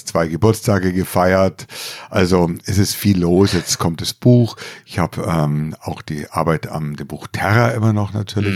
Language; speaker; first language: German; native; German